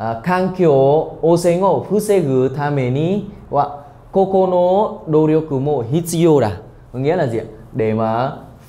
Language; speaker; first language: Japanese; non-native, fluent; Vietnamese